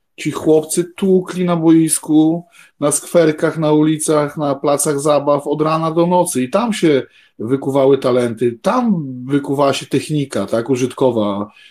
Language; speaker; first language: Polish; native; Polish